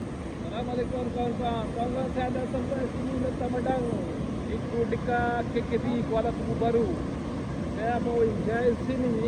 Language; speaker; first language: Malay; non-native, local second language; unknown